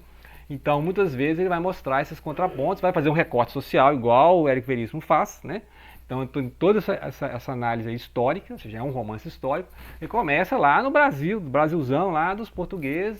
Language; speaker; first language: Portuguese; native; Portuguese